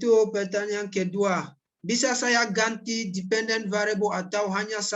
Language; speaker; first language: Indonesian; non-native, learner; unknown